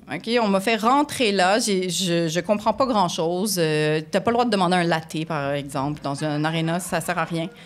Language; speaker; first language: French; native; French